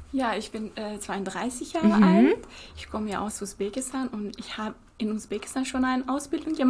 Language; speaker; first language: German; non-native, fluent; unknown